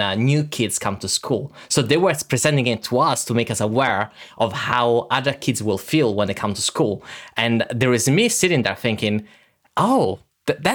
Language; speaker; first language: English; early bilingual, other home language; Italian